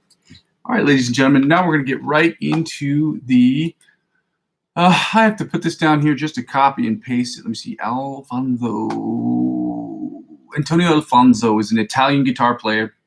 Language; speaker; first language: English; native; English